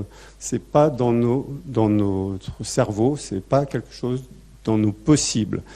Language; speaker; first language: French; native; French